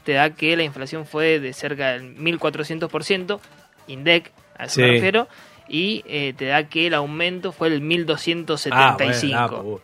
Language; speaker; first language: Spanish; native; Spanish